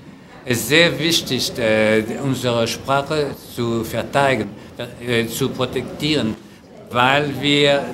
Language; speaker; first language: German; non-native, fluent; French